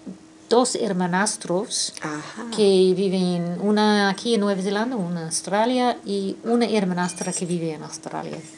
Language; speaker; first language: Spanish; non-native, fluent; English